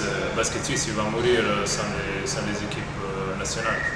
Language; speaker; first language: French; non-native, fluent; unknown